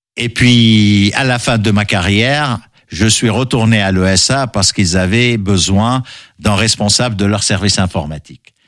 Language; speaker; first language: French; non-native, local second language; Arabic